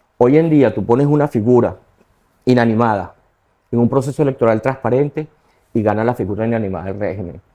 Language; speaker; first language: Spanish; native; Spanish